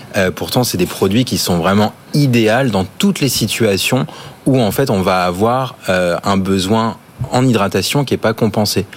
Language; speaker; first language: French; early bilingual, other home language; English